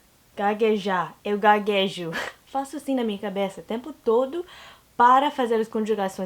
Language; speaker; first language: Portuguese; non-native, learner; English